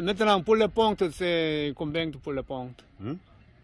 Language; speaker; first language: French; non-native, learner; Korean